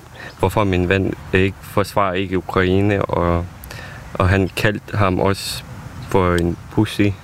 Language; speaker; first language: Danish; non-native, fluent; Ukrainian